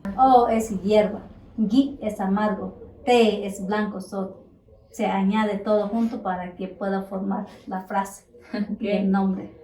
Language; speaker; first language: Spanish; native; Spanish